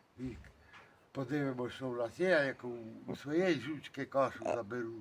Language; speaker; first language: Ukrainian; native; Ukrainian